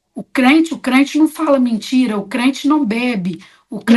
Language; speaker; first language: Portuguese; native; Portuguese